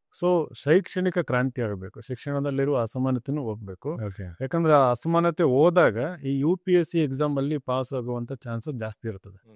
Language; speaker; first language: Kannada; native; Kannada